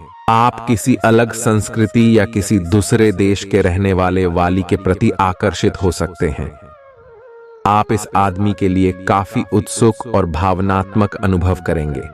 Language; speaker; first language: Hindi; native; Hindi